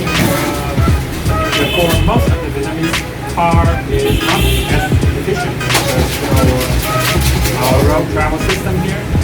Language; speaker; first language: English; non-native, fluent; Vietnamese